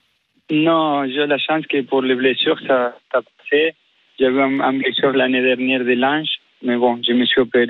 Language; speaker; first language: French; non-native, fluent; Spanish